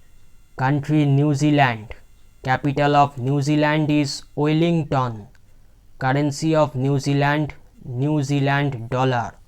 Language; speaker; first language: English; non-native, local second language; Bangla